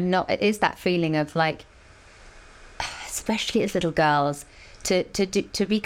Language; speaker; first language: English; native; English